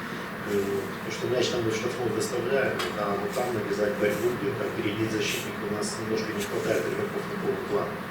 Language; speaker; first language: Russian; native; Russian